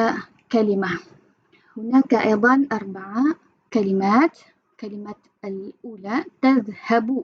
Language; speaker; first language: Arabic; non-native, fluent; Malay